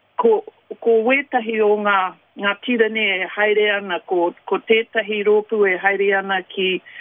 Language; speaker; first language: Māori; native; Māori